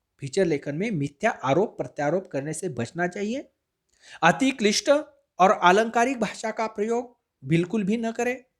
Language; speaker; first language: Hindi; non-native, local second language; Marathi